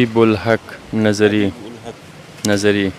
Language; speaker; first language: Hindi; non-native, learner; Persian